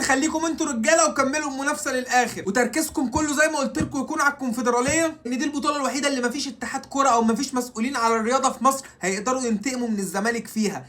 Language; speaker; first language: Arabic; native; Arabic